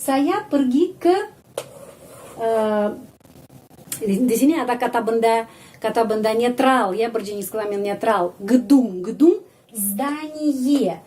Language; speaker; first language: Indonesian; non-native, fluent; Russian